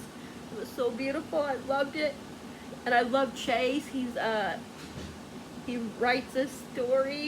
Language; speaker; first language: English; native; English